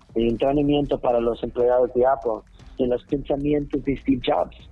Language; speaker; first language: Spanish; non-native, learner; English